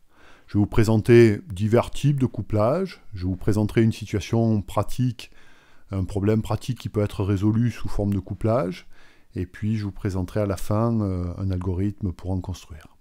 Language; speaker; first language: French; native; French